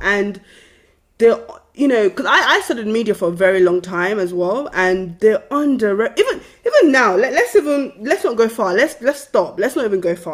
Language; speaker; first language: English; native; English